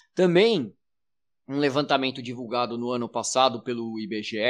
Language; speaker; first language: Portuguese; native; Portuguese